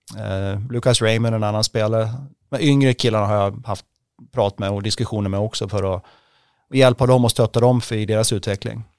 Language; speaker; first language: Swedish; native; Swedish